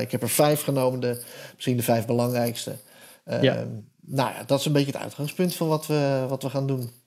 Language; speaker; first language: Dutch; native; Dutch